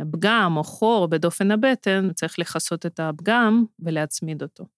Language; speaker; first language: Hebrew; non-native, fluent; Russian